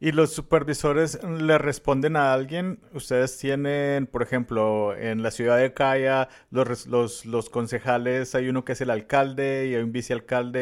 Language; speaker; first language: Spanish; native; Spanish